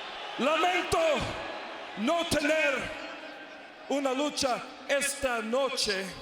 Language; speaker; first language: Spanish; non-native, learner; English